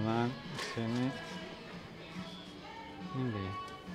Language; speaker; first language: Indonesian; non-native, learner; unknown